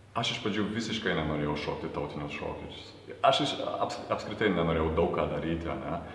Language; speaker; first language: Lithuanian; early bilingual, heritage; Lithuanian